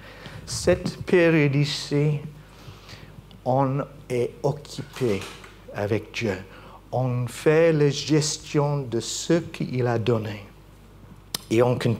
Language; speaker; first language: French; non-native, fluent; English